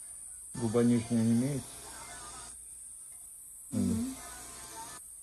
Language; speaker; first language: Russian; native; Russian